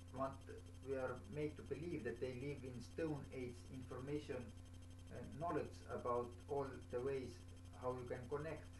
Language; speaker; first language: English; non-native, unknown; Estonian